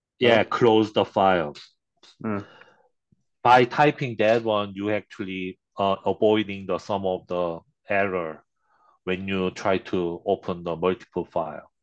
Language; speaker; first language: English; non-native, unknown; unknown